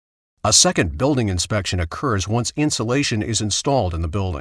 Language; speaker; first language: English; native; English